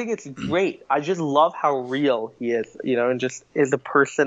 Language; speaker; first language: English; native; English